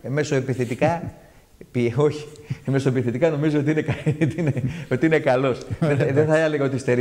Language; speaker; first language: Greek; native; Greek